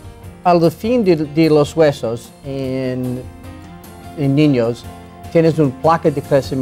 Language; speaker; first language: Spanish; non-native, learner; English